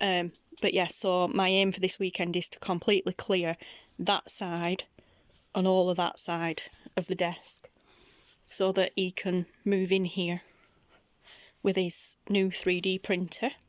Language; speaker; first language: English; native; English